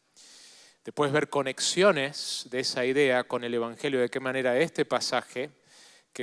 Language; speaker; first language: Spanish; native; Spanish